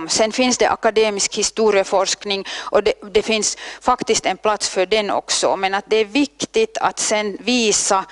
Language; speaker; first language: Swedish; non-native, local second language; Finnish